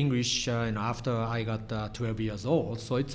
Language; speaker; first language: English; non-native, fluent; Japanese